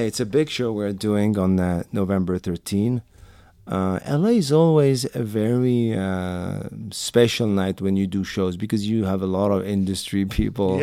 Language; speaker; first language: English; non-native, fluent; Arabic